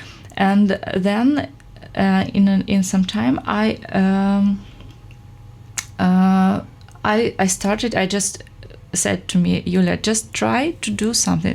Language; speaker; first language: English; non-native, fluent; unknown